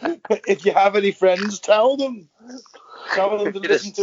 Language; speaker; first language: English; native; English